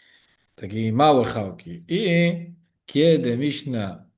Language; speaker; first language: Polish; non-native, learner; Hebrew